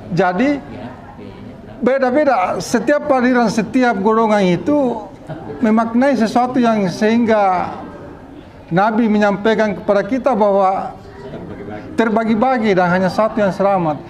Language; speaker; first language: Indonesian; native; Indonesian